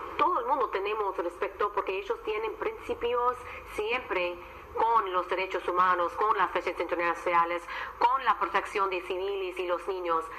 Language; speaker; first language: Spanish; non-native, learner; Arabic